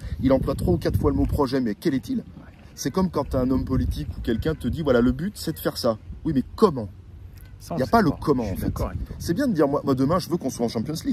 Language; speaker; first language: French; native; French